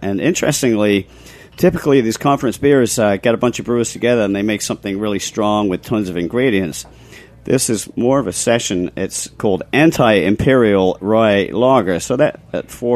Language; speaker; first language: English; native; English